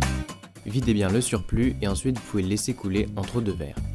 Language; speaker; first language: French; native; French